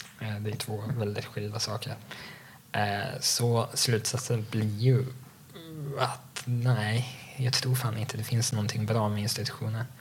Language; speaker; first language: Swedish; native; Swedish